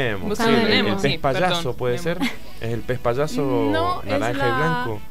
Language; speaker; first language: Spanish; native; Spanish